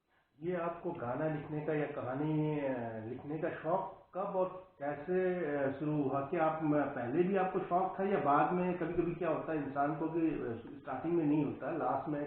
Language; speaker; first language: Hindi; native; Hindi